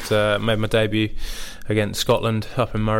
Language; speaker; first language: English; native; English